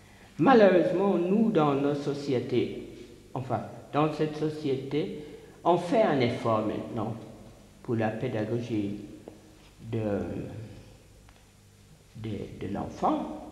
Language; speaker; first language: French; non-native, fluent; English